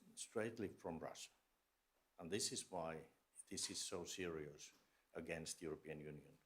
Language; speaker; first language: English; non-native, fluent; Finnish